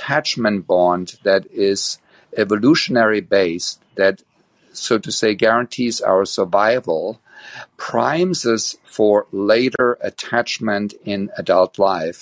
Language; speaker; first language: English; non-native, fluent; German